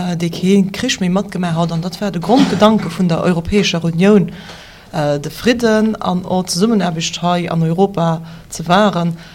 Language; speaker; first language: German; non-native, local second language; Luxembourgish